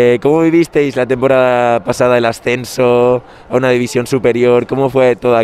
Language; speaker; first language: Spanish; native; Spanish